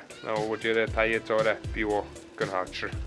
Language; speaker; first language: Chinese; non-native, fluent; German